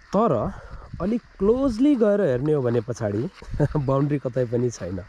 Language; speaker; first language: Nepali; non-native, local second language; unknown